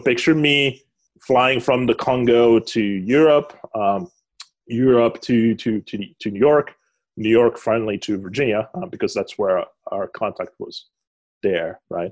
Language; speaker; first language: English; non-native, fluent; Lingala